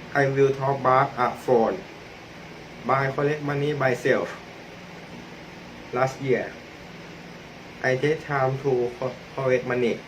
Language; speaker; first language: English; non-native, learner; Thai